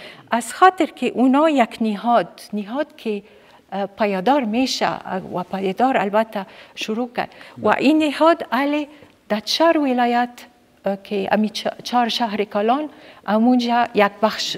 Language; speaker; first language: Persian; non-native, fluent; Arabic